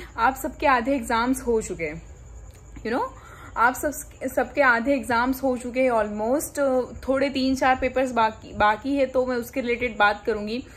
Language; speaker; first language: Hindi; non-native, local second language; Gujarati